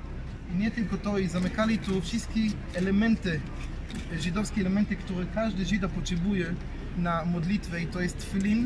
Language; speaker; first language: Polish; non-native, learner; Hebrew